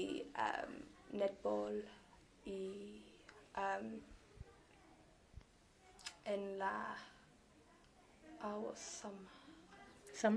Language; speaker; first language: Spanish; non-native, learner; English